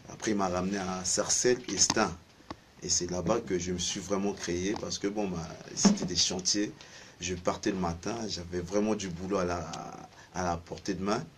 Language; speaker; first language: French; non-native, local second language; Sango